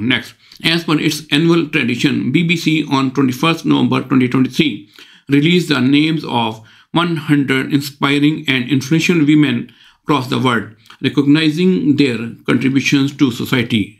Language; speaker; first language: English; non-native, local second language; Urdu